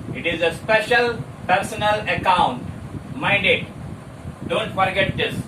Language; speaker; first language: English; non-native, local second language; Telugu